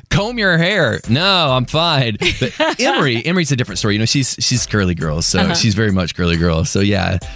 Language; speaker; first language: English; native; English